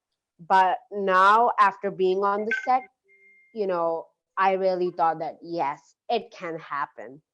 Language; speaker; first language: English; non-native, local second language; Urdu